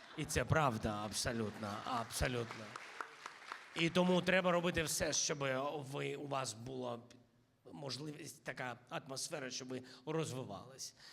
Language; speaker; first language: Ukrainian; non-native, local second language; Russian